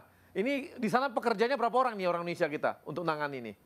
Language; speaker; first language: Indonesian; native; Indonesian